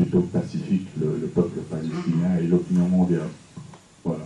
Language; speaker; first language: French; non-native, fluent; English